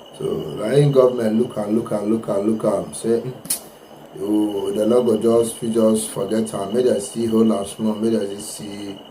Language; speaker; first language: Nigerian Pidgin; non-native, local second language; Igbo